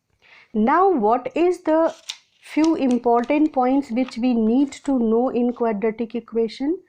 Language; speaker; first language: English; non-native, local second language; Hindi